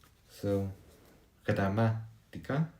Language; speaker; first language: Spanish; non-native, learner; English